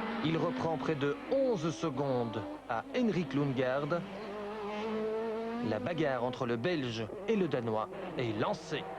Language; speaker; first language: French; native; French